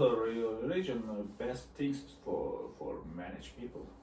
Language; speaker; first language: English; non-native, learner; Turkish